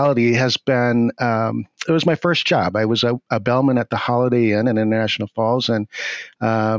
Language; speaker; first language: English; native; English